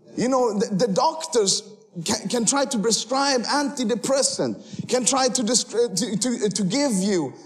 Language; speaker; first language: English; early bilingual, heritage; Spanish